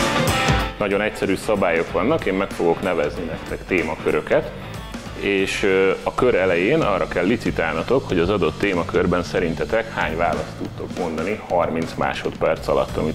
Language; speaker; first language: Hungarian; native; Hungarian